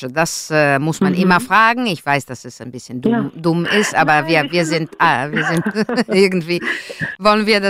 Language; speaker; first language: German; non-native, learner; Italian